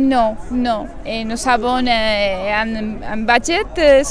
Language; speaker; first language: French; non-native, learner; Spanish